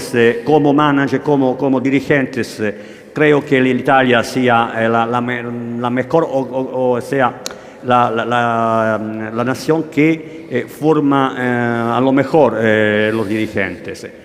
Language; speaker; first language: Spanish; non-native, learner; Italian